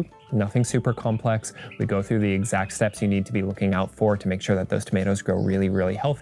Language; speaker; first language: English; native; English